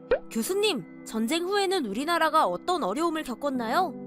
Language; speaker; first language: Korean; native; Korean